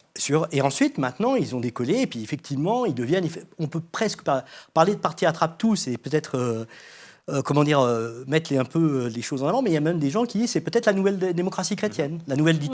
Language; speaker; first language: French; native; French